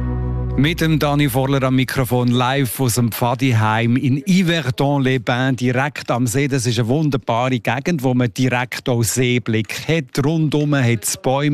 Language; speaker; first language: German; native; German